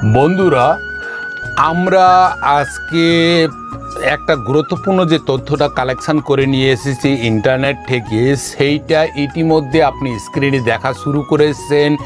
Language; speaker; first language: Bangla; non-native, local second language; Konkani